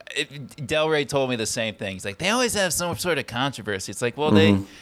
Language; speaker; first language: English; native; English